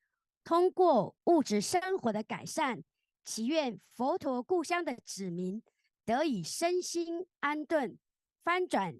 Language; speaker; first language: Chinese; native; Chinese